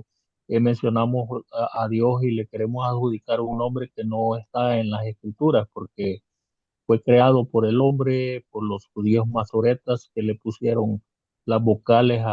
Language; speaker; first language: Spanish; native; Spanish